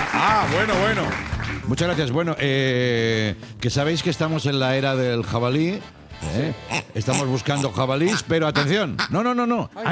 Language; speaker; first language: Spanish; native; Spanish